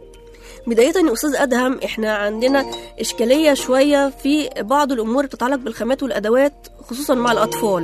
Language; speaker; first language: Arabic; native; Arabic